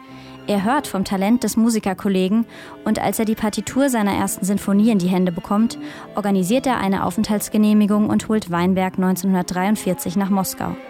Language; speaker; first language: German; native; German